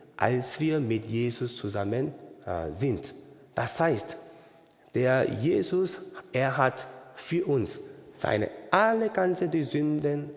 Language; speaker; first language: German; non-native, learner; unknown